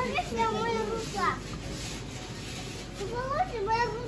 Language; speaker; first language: Russian; early bilingual, other home language; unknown